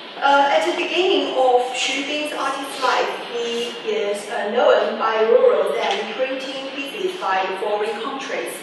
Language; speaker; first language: English; non-native, learner; Chinese